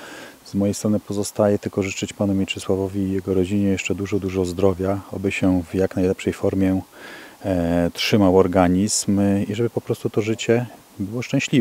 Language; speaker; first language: Polish; native; Polish